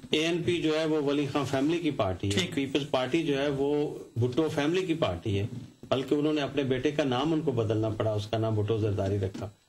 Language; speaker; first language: Urdu; non-native, local second language; Punjabi